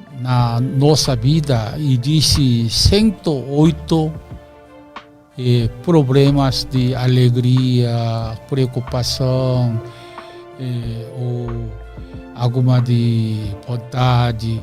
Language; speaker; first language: Portuguese; non-native, learner; Korean